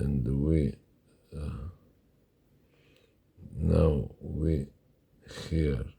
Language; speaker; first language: English; non-native, learner; Russian